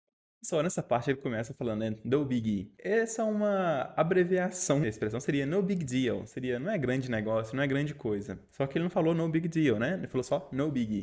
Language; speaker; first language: Portuguese; native; Portuguese